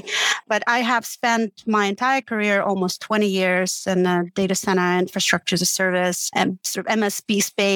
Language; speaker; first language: English; non-native, fluent; Uzbek